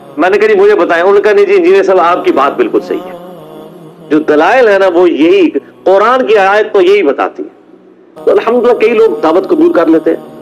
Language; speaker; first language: Urdu; non-native, local second language; Punjabi